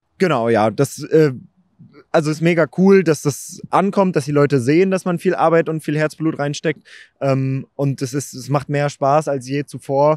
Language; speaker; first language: German; native; German